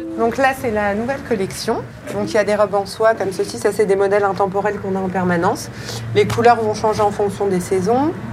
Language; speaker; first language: French; native; French